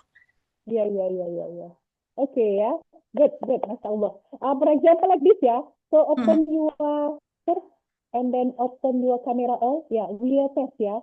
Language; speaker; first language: English; non-native, learner; Indonesian